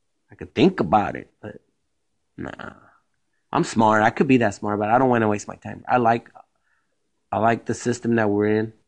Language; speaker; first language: English; early bilingual, other home language; Spanish